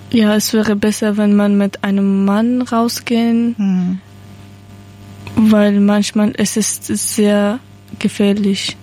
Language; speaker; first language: German; non-native, learner; Persian